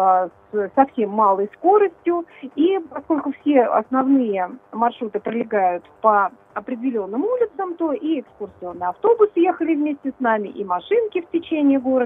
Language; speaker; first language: Russian; native; Russian